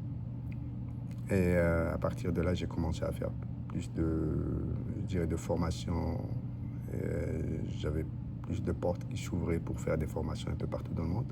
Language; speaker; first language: French; non-native, local second language; Arabic